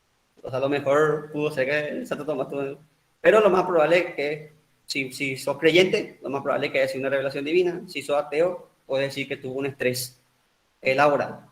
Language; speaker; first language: Spanish; native; Spanish